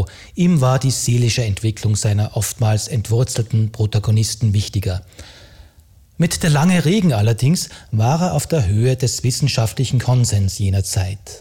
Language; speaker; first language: German; native; German